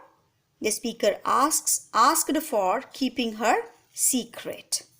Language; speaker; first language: English; non-native, local second language; Hindi